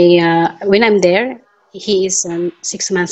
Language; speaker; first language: English; non-native, learner; Filipino